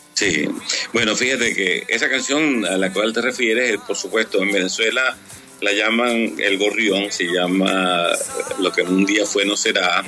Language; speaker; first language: Spanish; native; Spanish